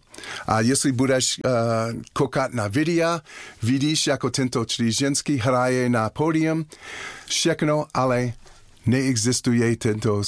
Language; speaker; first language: Czech; non-native, learner; English